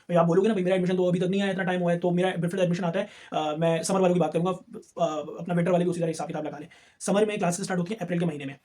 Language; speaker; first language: Urdu; native; Urdu